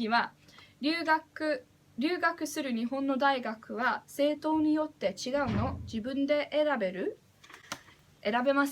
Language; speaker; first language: Japanese; non-native, learner; English